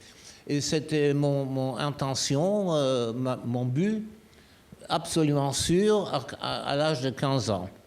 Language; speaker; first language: French; non-native, fluent; German